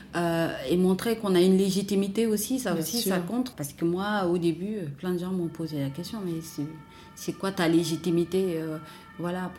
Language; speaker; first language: French; non-native, local second language; Wolof